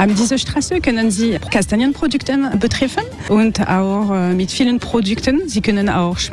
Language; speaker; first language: German; non-native, learner; French